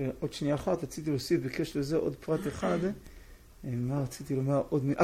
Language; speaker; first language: Hebrew; native; Hebrew